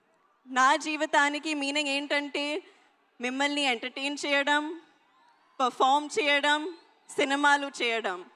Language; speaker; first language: Telugu; non-native, learner; Hindi